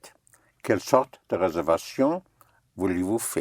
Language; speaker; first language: French; non-native, fluent; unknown